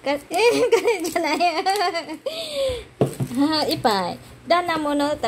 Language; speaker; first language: Japanese; non-native, learner; Vietnamese